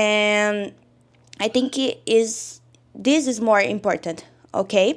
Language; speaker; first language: English; non-native, learner; Portuguese